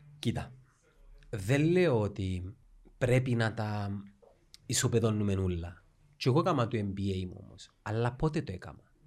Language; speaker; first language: Greek; native; Greek